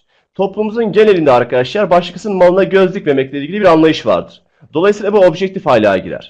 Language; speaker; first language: Turkish; native; Turkish